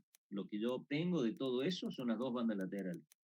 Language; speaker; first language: Spanish; native; Spanish